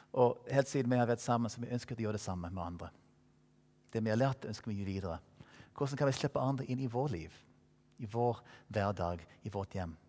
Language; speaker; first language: Norwegian; non-native, fluent; English